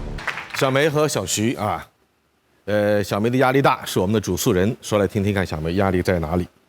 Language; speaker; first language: Chinese; native; Chinese